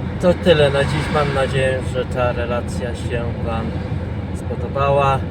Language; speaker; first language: Polish; non-native, fluent; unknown